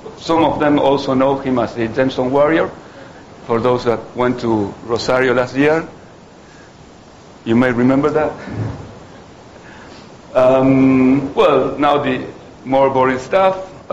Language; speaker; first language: English; non-native, fluent; Spanish